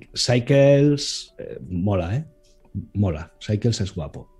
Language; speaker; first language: Spanish; native; Spanish